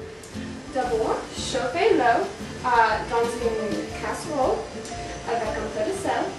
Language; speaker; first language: French; non-native, learner; English